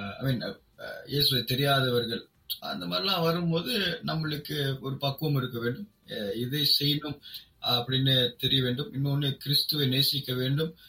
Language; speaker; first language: Tamil; non-native, local second language; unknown